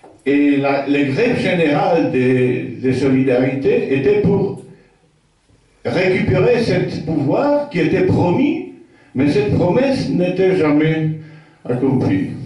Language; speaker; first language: French; non-native, fluent; Polish